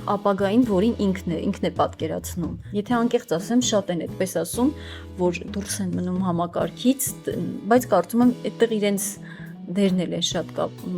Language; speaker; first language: Armenian; non-native, local second language; Kurdish